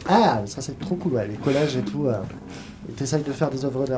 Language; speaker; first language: French; native; French